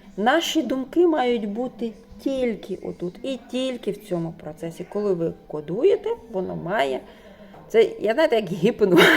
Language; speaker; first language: Ukrainian; non-native, local second language; Russian